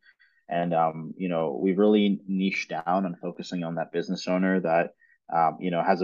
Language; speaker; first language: English; native; English